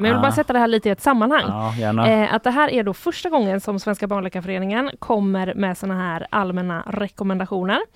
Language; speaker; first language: Swedish; native; Swedish